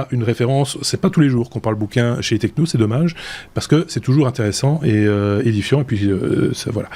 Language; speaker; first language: French; native; French